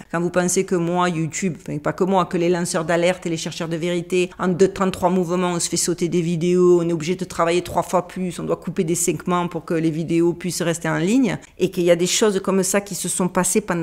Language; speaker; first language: French; native; French